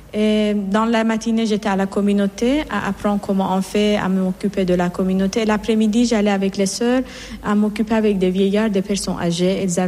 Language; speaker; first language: French; non-native, fluent; Persian